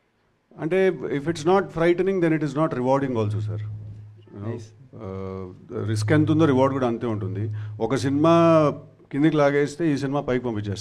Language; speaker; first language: Telugu; native; Telugu